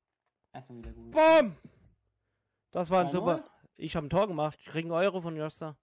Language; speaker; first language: German; native; German